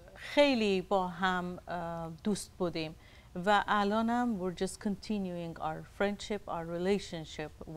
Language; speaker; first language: Persian; non-native, local second language; Armenian